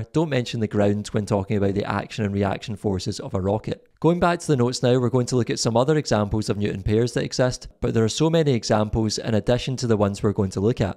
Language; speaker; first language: English; native; English